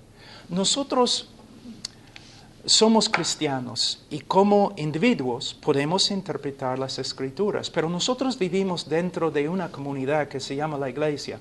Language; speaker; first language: Spanish; non-native, fluent; English